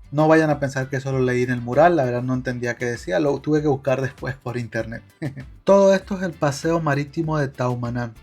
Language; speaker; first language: Spanish; native; Spanish